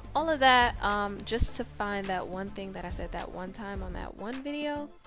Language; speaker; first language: English; native; English